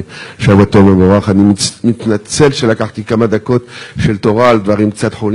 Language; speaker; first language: Hebrew; non-native, fluent; French